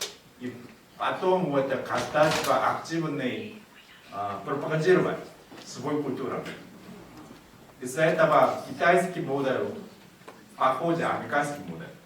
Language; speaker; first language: Russian; non-native, learner; Korean